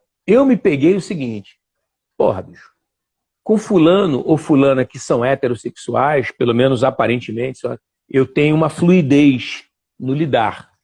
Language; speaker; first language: Portuguese; native; Portuguese